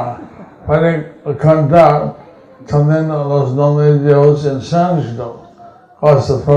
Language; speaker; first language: Spanish; non-native, learner; English